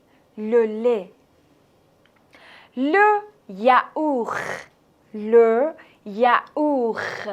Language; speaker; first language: French; non-native, fluent; Persian